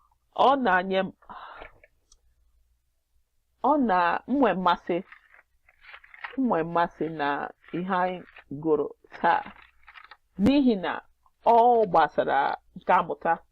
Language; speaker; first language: Igbo; non-native, learner; English